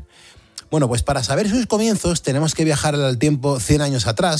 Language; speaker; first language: Spanish; native; Spanish